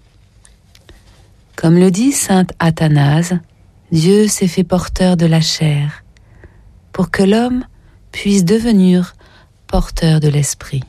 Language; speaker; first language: French; native; French